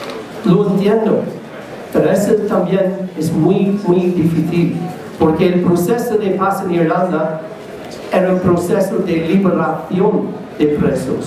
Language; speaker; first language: Spanish; non-native, learner; English